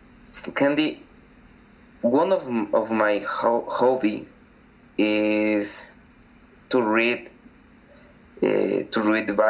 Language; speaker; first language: English; non-native, learner; Spanish